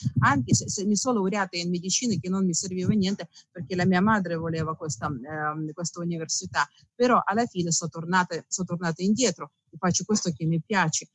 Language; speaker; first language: Italian; non-native, fluent; Russian